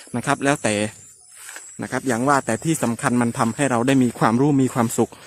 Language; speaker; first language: Thai; native; Thai